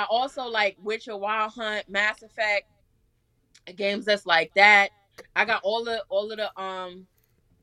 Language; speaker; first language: English; native; English